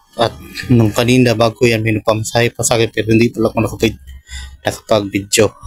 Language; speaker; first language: Filipino; non-native, local second language; Cebuano